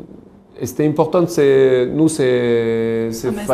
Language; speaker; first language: Romanian; non-native, learner; French